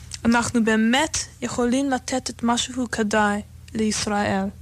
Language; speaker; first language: Hebrew; non-native, fluent; English